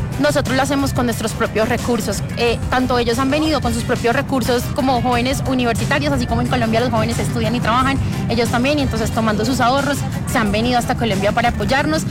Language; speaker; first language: Spanish; native; Spanish